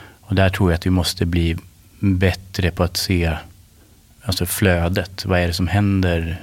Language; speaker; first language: Swedish; native; Swedish